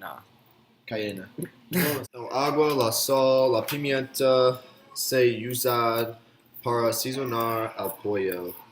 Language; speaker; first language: Spanish; non-native, learner; English